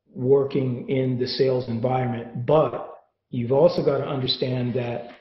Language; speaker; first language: English; native; English